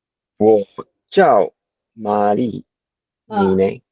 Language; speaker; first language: Chinese; non-native, learner; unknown